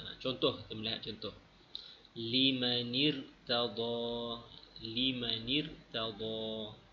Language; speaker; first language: Malay; native; Malay